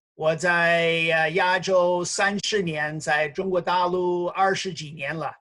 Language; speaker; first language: Chinese; non-native, fluent; English